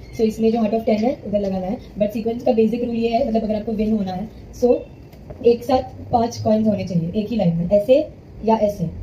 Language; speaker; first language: Hindi; non-native, local second language; Gujarati